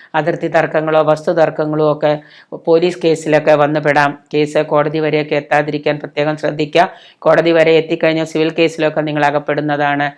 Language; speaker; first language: Malayalam; native; Malayalam